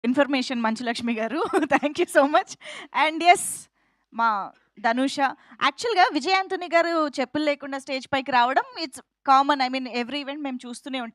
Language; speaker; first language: Telugu; native; Telugu